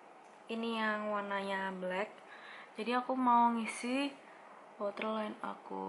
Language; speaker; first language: Indonesian; native; Indonesian